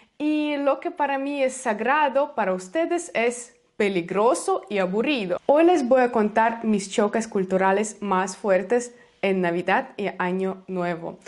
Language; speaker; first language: Spanish; non-native, fluent; Russian